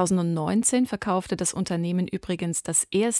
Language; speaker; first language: German; native; German